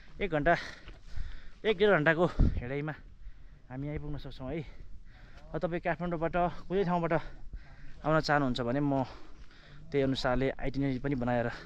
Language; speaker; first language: Nepali; non-native, local second language; Sherpa